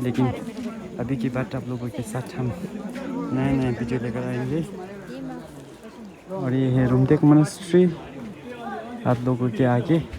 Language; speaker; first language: Hindi; non-native, local second language; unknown